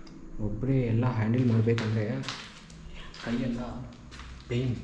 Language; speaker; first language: Kannada; non-native, local second language; Telugu